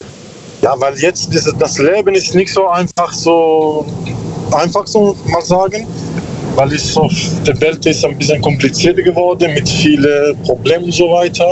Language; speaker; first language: German; non-native, learner; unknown